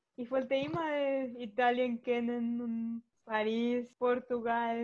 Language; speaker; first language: German; non-native, learner; Spanish